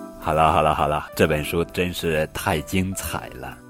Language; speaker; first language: Chinese; native; Chinese